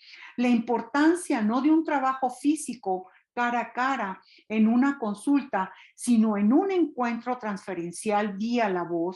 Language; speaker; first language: Spanish; native; Spanish